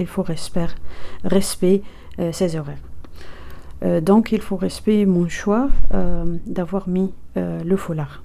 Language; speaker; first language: French; non-native, learner; Arabic